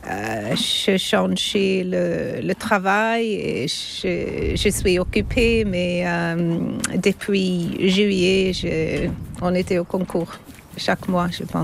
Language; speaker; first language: French; non-native, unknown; Swedish